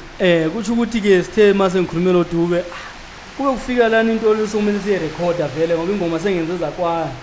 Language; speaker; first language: Zulu; native; Zulu